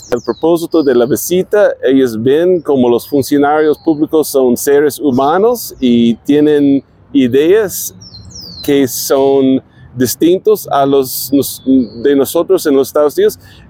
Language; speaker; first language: Spanish; non-native, fluent; English